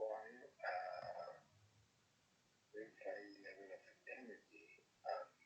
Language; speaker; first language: English; non-native, learner; Spanish